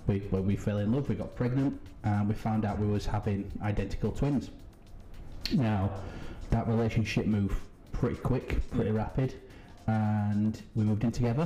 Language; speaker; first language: English; native; English